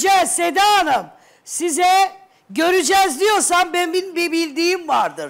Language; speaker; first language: Turkish; native; Turkish